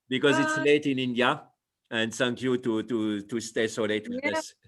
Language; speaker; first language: English; non-native, fluent; French